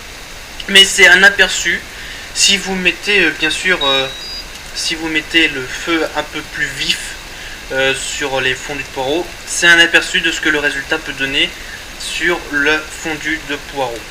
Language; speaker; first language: French; native; French